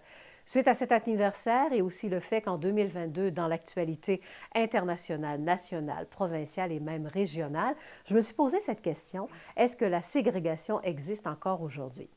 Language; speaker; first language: French; native; French